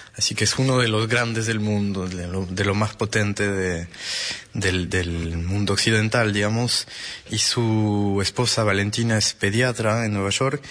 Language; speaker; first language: Spanish; non-native, fluent; French